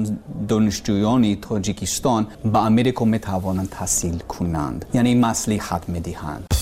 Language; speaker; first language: Persian; non-native, learner; English